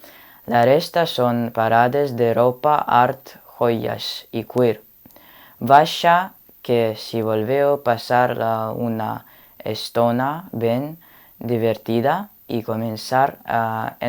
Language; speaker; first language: Catalan; non-native, learner; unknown